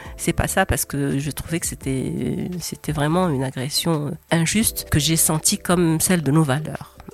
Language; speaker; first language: French; non-native, local second language; Arabic